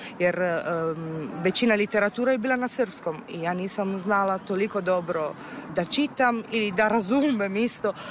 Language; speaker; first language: Serbian; non-native, fluent; Italian